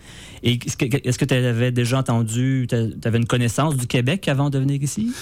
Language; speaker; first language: French; native; French